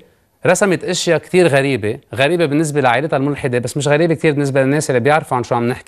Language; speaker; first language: Arabic; native; Arabic